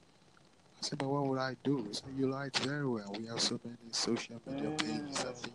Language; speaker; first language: English; non-native, local second language; Igbo